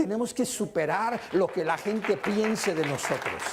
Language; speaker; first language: Spanish; early bilingual, heritage; Spanish